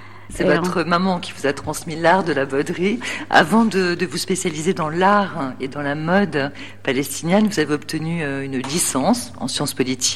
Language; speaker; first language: French; native; French